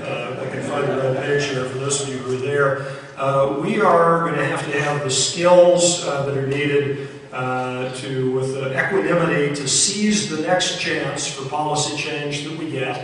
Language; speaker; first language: English; native; English